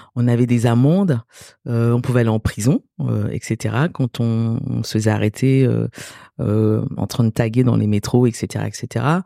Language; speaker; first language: French; early bilingual, other home language; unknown